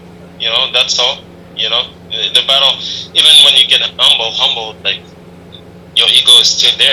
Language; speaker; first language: English; non-native, fluent; French